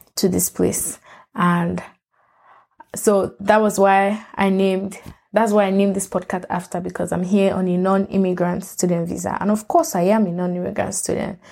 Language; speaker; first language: English; non-native, local second language; Yoruba